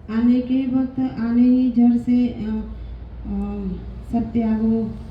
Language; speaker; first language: Hindi; non-native, learner; Burmese